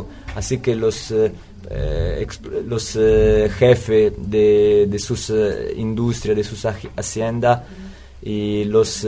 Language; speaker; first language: Spanish; non-native, fluent; Italian